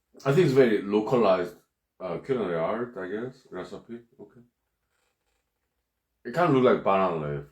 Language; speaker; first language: English; non-native, fluent; Korean